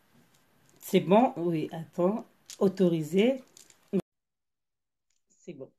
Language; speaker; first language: French; non-native, local second language; Lingala